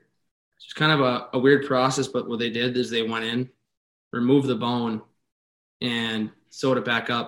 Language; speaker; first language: English; native; English